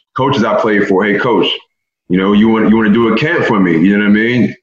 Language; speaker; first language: English; native; English